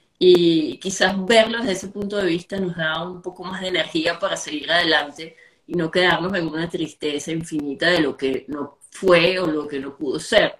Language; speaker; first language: Spanish; native; Spanish